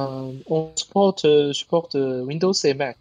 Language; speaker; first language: French; non-native, learner; Chinese